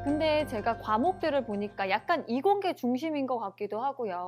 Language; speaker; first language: Korean; native; Korean